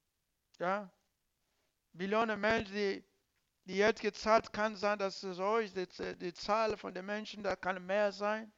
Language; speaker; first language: German; non-native, learner; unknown